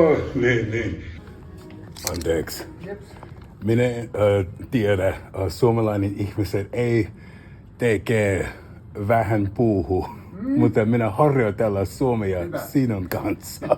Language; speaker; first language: Finnish; non-native, learner; English